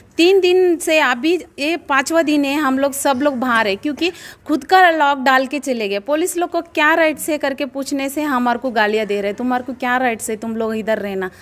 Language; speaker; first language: Hindi; non-native, local second language; Telugu